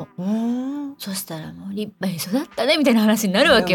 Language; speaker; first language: Japanese; native; Japanese